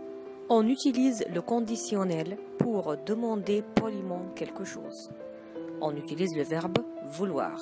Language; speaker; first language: French; non-native, fluent; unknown